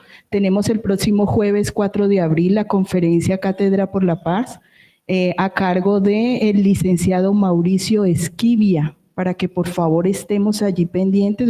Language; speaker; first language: Spanish; native; Spanish